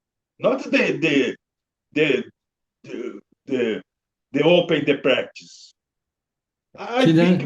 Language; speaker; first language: English; non-native, learner; Portuguese